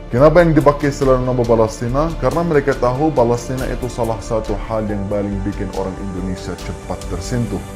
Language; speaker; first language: Indonesian; non-native, fluent; Arabic